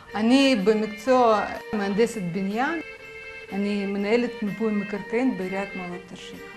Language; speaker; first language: Hebrew; non-native, fluent; Russian